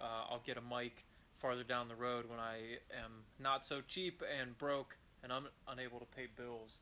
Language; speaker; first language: English; native; English